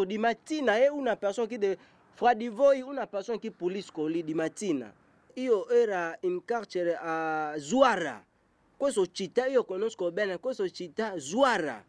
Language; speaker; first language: Italian; non-native, learner; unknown